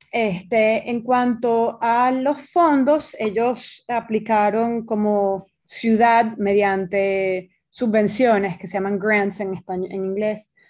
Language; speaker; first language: Spanish; native; Spanish